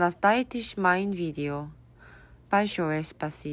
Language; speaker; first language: Russian; non-native, learner; Korean